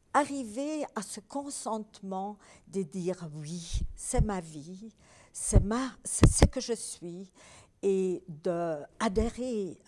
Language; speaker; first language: French; early bilingual, other home language; Polish